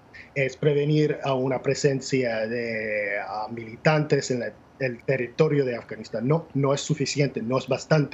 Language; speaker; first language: Spanish; non-native, fluent; English